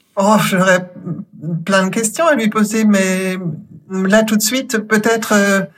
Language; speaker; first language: French; non-native, fluent; German